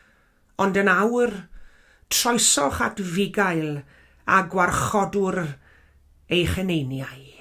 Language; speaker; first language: Welsh; native; Welsh